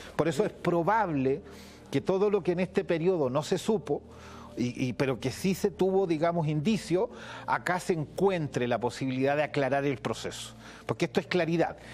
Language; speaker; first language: Spanish; native; Spanish